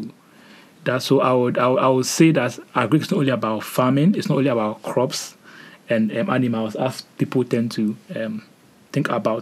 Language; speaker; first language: English; non-native, local second language; Akan